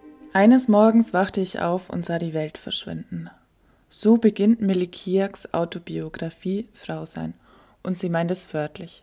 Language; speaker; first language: German; native; German